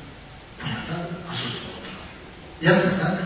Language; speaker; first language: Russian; non-native, learner; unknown